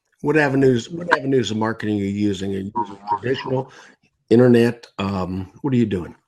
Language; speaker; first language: English; native; English